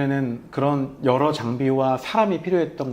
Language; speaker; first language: Korean; native; Korean